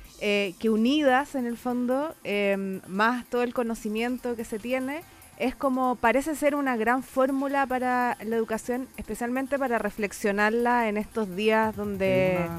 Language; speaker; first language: Spanish; native; Spanish